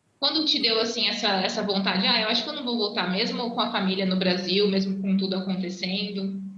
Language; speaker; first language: Portuguese; native; Portuguese